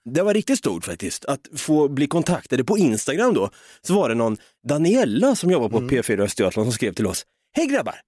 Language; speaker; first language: Swedish; native; Swedish